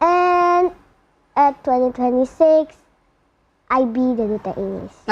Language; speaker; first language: English; non-native, learner; Indonesian